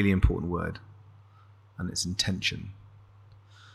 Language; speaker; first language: English; native; English